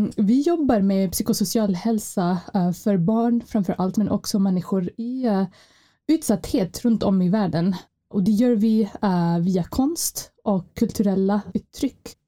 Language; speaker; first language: Swedish; non-native, fluent; Arabic